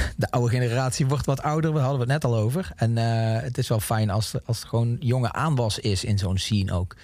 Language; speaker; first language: Dutch; native; Dutch